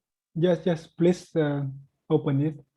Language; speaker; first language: English; non-native, learner; Vietnamese